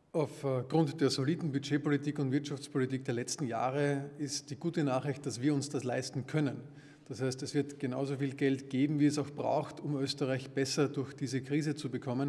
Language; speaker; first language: German; native; German